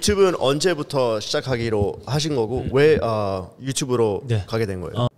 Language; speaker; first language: Korean; early bilingual, heritage; Korean